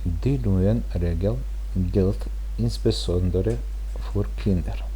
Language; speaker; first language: German; non-native, fluent; Serbian